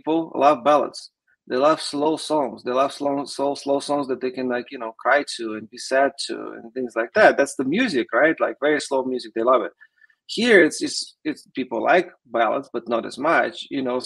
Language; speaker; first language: English; non-native, fluent; Russian